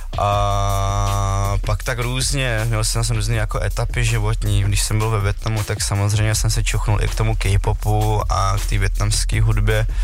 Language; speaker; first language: Czech; early bilingual, other home language; Vietnamese